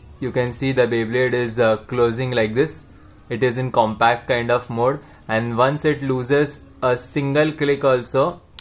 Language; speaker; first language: English; non-native, local second language; Hindi